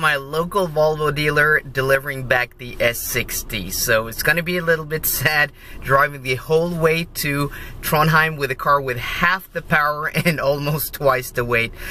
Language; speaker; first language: English; non-native, fluent; Norwegian